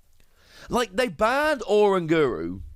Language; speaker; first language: English; native; English